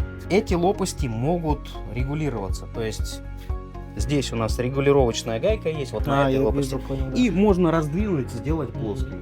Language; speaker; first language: Russian; native; Russian